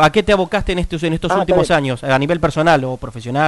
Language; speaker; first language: Spanish; native; Spanish